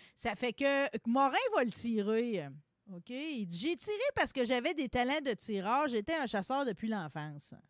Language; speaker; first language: French; native; French